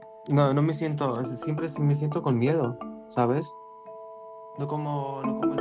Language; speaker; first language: Spanish; non-native, learner; Arabic